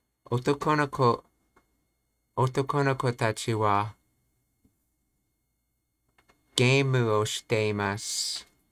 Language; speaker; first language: Japanese; non-native, learner; English